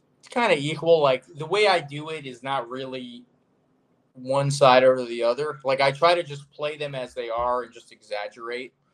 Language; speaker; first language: English; native; English